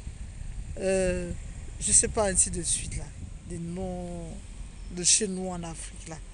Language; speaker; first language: French; non-native, local second language; Fang